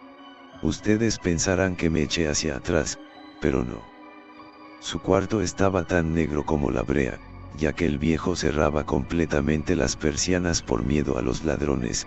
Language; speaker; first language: Spanish; native; Spanish